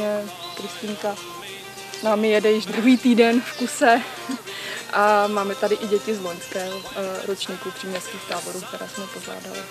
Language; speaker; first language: Czech; native; Czech